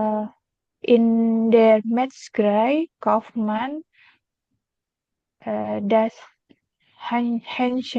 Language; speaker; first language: German; non-native, learner; Indonesian